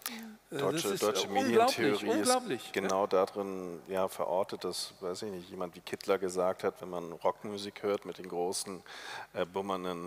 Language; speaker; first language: German; native; German